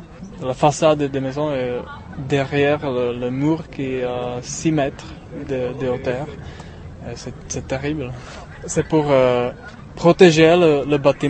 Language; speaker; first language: French; non-native, learner; Czech